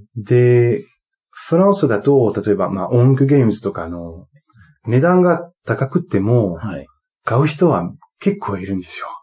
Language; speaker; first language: Japanese; non-native, fluent; French